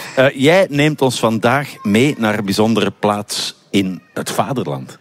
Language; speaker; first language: Dutch; native; Dutch